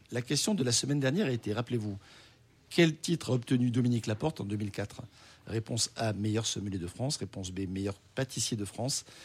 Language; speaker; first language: French; native; French